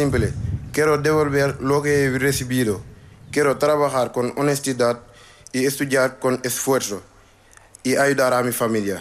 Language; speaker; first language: Spanish; non-native, learner; Wolof